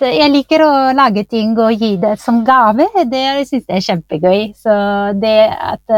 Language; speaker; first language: Norwegian; non-native, fluent; Italian